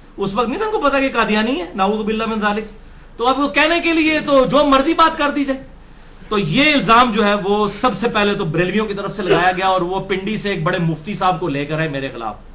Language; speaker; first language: Urdu; non-native, local second language; Punjabi